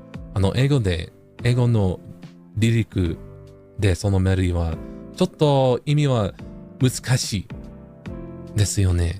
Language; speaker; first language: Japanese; non-native, learner; English